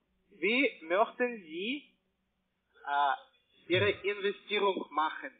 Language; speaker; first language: German; non-native, learner; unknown